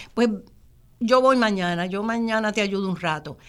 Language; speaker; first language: Spanish; native; Spanish